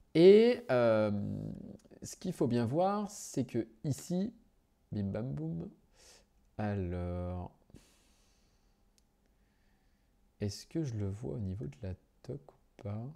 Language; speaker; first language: French; native; French